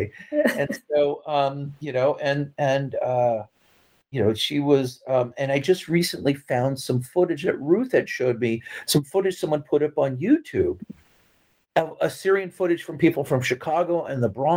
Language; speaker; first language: English; native; English